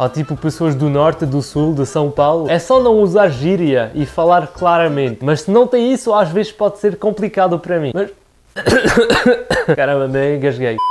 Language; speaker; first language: Portuguese; early bilingual, other home language; French